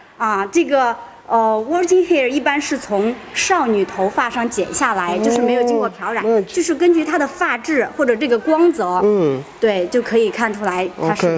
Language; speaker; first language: Chinese; native; Chinese